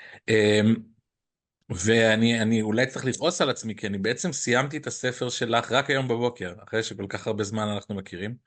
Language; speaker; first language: Hebrew; native; Hebrew